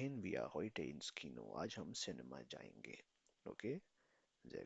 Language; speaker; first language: German; non-native, fluent; Urdu